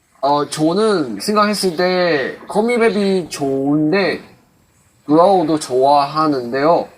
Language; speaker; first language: Korean; non-native, fluent; Chinese